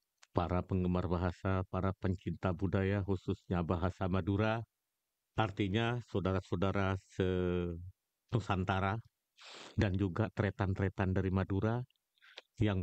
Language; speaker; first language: Indonesian; non-native, local second language; Madurese